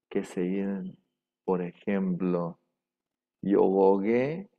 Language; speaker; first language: Spanish; non-native, local second language; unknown